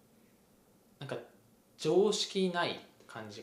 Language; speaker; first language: Japanese; native; Japanese